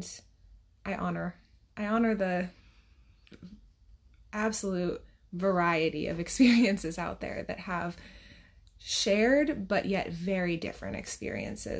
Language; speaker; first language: English; native; English